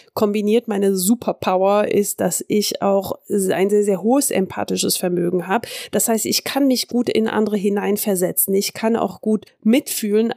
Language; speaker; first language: German; early bilingual, heritage; French